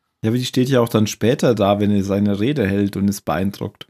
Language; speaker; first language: German; native; German